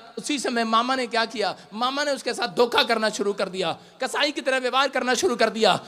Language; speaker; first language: Hindi; non-native, local second language; Punjabi